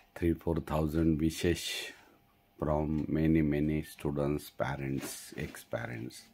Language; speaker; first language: English; non-native, local second language; Marathi